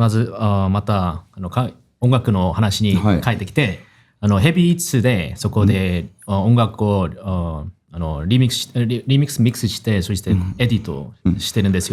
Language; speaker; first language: Japanese; non-native, fluent; Korean